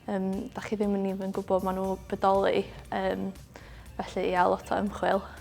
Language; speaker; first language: Welsh; non-native, local second language; English